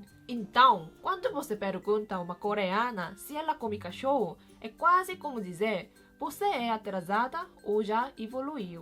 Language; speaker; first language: Portuguese; non-native, fluent; Korean